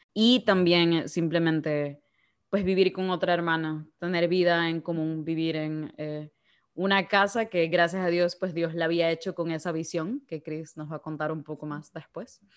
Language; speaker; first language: Spanish; native; Spanish